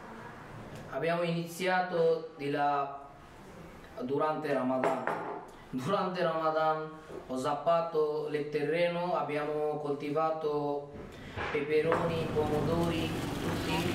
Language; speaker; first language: Italian; non-native, learner; Bangla